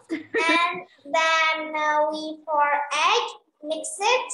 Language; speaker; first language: English; non-native, learner; Vietnamese